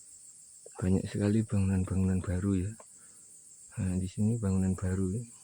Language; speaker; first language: Indonesian; non-native, local second language; Javanese